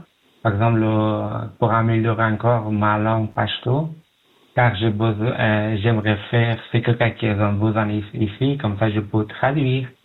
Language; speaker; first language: French; non-native, learner; Pashto